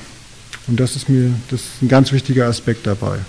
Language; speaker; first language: German; native; German